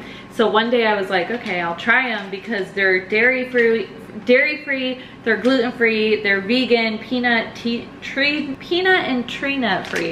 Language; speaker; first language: English; native; English